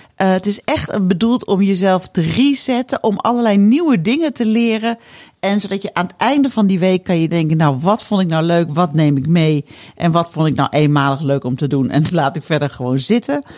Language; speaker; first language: Dutch; early bilingual, other home language; Indonesian